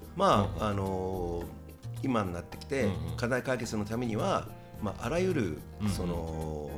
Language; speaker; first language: Japanese; native; Japanese